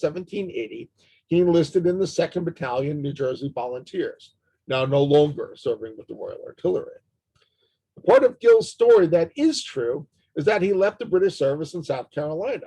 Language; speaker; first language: English; native; English